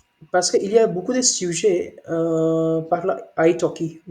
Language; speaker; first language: French; non-native, learner; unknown